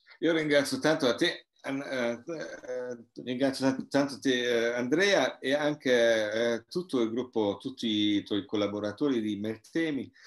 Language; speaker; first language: Italian; non-native, fluent; German